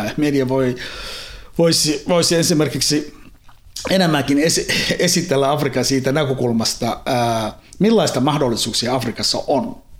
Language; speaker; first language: Finnish; non-native, fluent; Somali